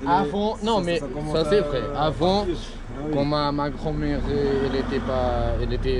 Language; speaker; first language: French; non-native, fluent; Portuguese